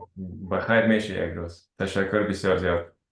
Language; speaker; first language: Persian; early bilingual, other home language; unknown